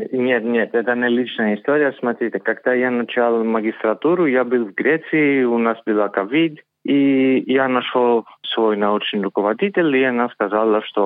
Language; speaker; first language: Russian; non-native, learner; Greek